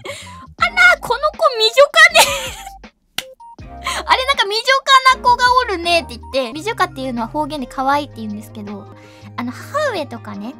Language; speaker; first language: Japanese; native; Japanese